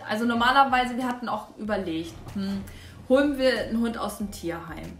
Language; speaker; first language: German; native; German